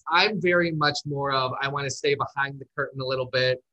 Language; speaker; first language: English; native; English